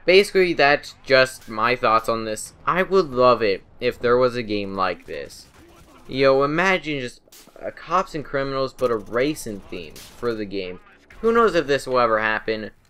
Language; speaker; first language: English; native; English